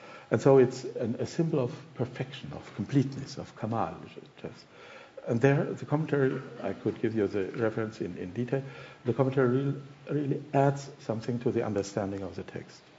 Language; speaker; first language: English; non-native, fluent; German